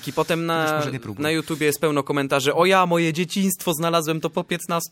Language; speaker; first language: Polish; native; Polish